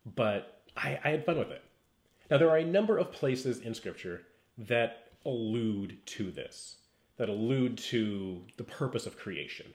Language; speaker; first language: English; native; English